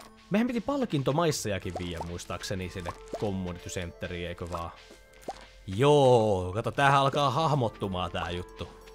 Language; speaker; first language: Finnish; native; Finnish